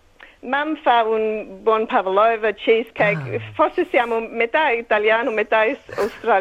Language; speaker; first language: Italian; early bilingual, heritage; English